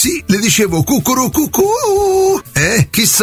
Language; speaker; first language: Italian; native; Italian